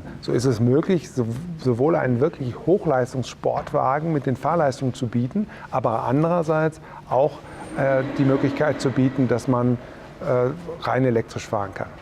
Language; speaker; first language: German; native; German